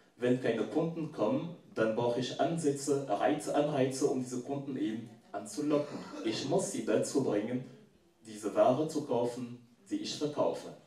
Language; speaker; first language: German; non-native, fluent; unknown